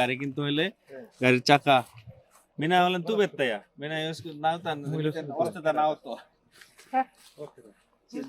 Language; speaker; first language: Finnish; non-native, learner; Bangla